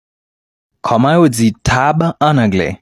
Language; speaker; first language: French; non-native, local second language; Haitian Creole